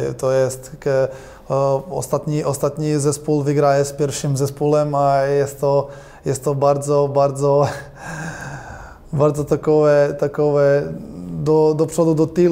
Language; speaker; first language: Polish; non-native, learner; Croatian